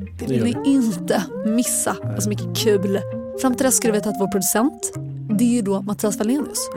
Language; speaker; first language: Swedish; native; Swedish